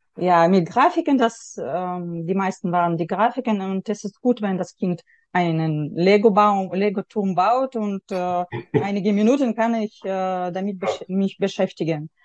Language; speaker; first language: German; non-native, fluent; Russian